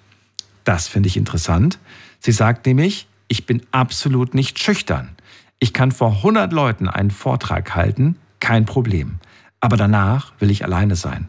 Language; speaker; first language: German; native; German